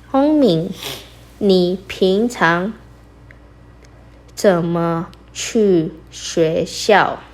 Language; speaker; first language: Chinese; non-native, fluent; Indonesian